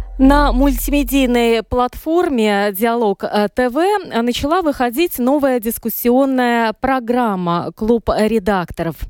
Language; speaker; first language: Russian; native; Russian